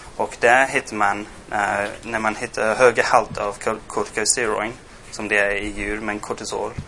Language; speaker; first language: Swedish; non-native, fluent; English